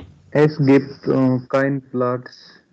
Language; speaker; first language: German; non-native, learner; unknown